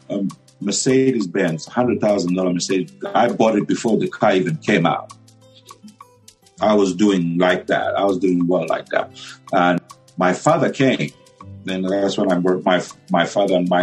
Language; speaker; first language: English; non-native, local second language; Bemba